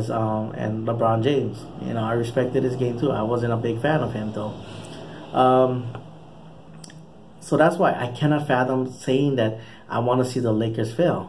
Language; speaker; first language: English; native; English